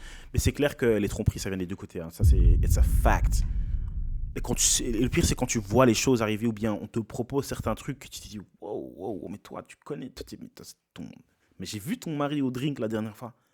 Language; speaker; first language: French; native; French